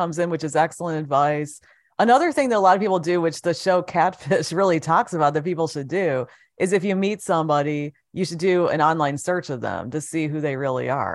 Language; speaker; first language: English; native; English